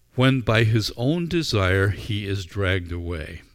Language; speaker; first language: English; native; English